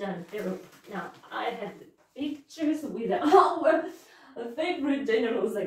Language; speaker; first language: English; non-native, fluent; Russian